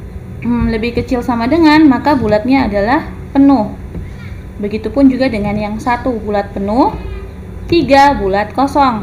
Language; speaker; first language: Indonesian; native; Indonesian